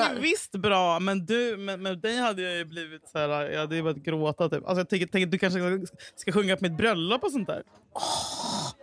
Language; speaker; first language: Swedish; native; Swedish